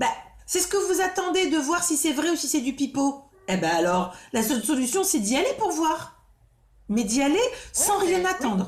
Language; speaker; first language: French; native; French